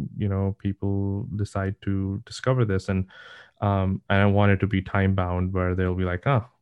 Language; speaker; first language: English; non-native, local second language; Urdu